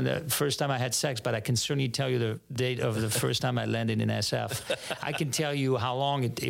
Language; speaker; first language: English; non-native, fluent; French